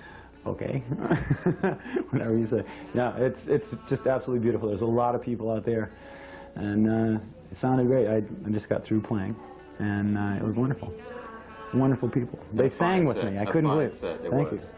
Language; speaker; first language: English; native; English